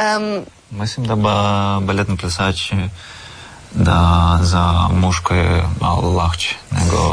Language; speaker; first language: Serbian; non-native, learner; Russian